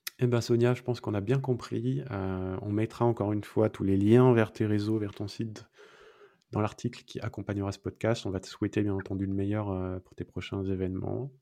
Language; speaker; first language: French; native; French